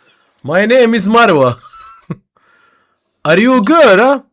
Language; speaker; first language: English; non-native, learner; Arabic